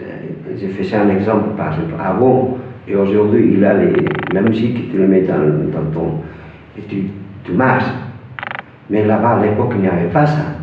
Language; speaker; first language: French; non-native, fluent; Spanish